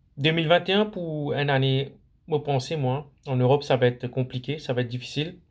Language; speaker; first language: French; non-native, local second language; Morisyen